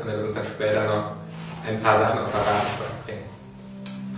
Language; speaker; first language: German; native; German